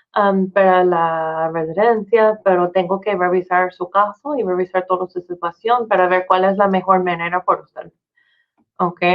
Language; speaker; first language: Spanish; non-native, fluent; English